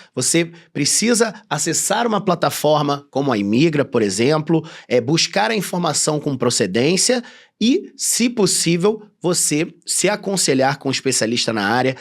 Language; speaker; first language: Portuguese; native; Portuguese